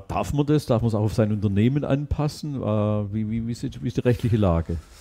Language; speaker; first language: German; native; German